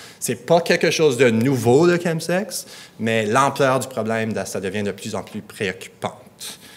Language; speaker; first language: French; non-native, local second language; English